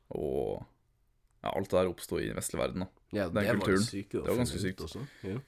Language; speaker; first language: Norwegian; early bilingual, other home language; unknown